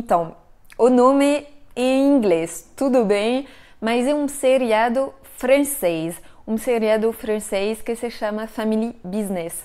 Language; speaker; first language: Portuguese; non-native, fluent; French